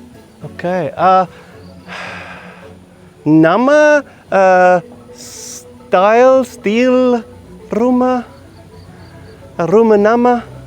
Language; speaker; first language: Indonesian; non-native, learner; English